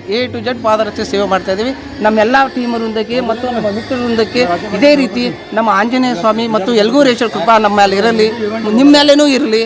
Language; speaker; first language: Kannada; native; Kannada